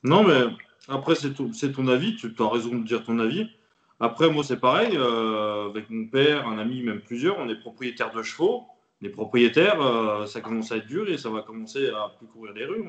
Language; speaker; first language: French; native; French